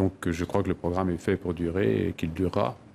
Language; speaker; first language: French; native; French